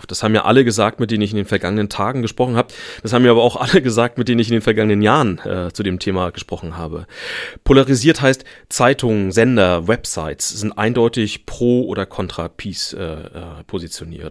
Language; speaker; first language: German; native; German